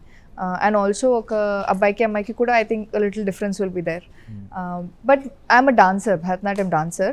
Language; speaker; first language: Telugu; non-native, local second language; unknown